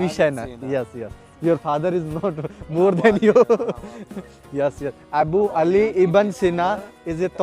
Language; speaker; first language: English; non-native, local second language; Hindi